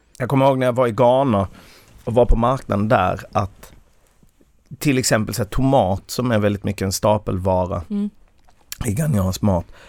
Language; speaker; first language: Swedish; native; Swedish